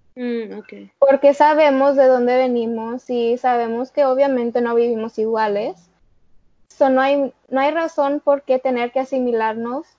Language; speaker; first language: Spanish; early bilingual, heritage; Spanish